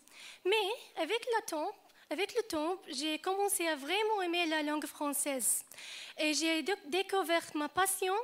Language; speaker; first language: French; non-native, fluent; Arabic